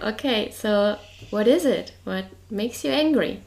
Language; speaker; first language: English; non-native, fluent; German